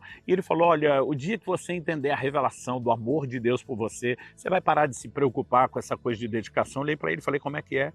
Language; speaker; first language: Portuguese; native; Portuguese